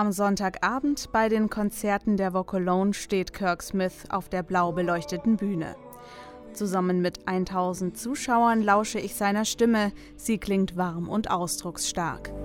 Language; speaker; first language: German; native; German